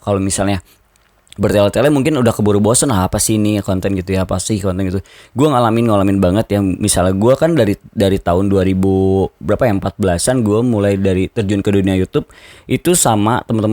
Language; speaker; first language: Indonesian; native; Indonesian